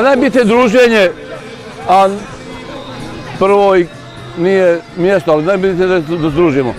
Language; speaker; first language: Bosnian; native; Bosnian